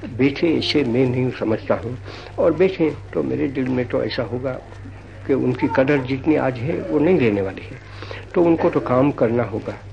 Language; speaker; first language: Hindi; non-native, local second language; Gujarati